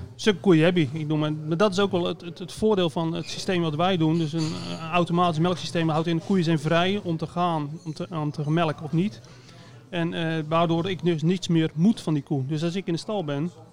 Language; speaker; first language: Dutch; native; Dutch